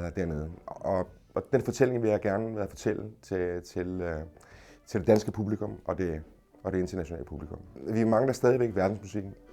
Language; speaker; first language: Danish; early bilingual, other home language; Macedonian